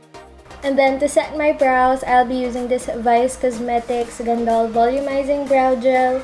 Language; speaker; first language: English; non-native, local second language; Filipino